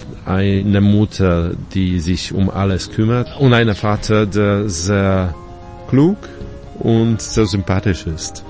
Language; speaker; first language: German; non-native, fluent; Polish